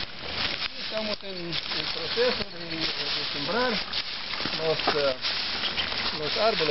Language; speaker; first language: Spanish; non-native, fluent; English